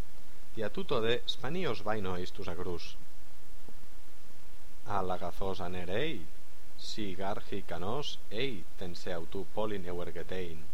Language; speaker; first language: Greek; non-native, fluent; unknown